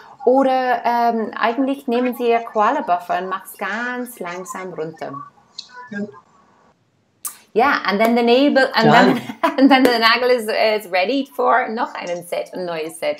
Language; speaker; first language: German; non-native, fluent; English